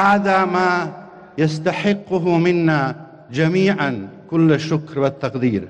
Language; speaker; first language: Arabic; non-native, fluent; Bosnian